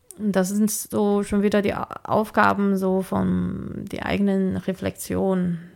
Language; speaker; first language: German; non-native, fluent; Chinese